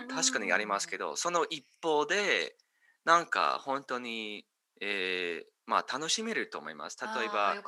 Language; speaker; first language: Japanese; non-native, learner; English